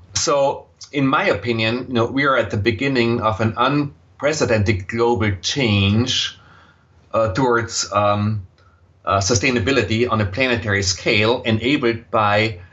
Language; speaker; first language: English; non-native, fluent; German